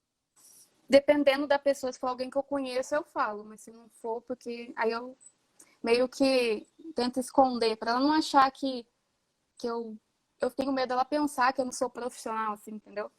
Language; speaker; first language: Portuguese; native; Portuguese